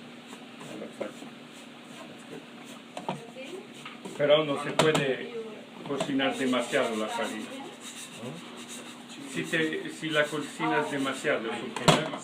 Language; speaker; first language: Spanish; non-native, learner; English